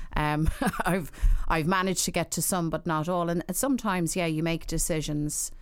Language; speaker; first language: English; native; English